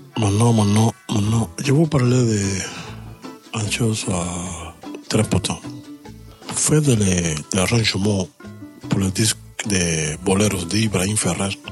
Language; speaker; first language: French; non-native, learner; Spanish